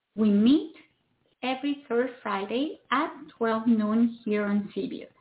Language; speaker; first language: English; non-native, fluent; Spanish